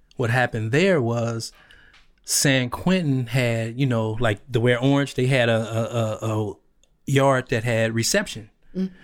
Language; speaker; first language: English; native; English